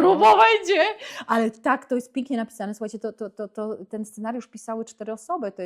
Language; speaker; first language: Polish; native; Polish